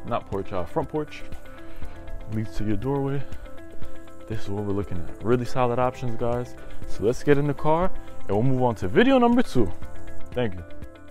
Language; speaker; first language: English; early bilingual, other home language; Spanish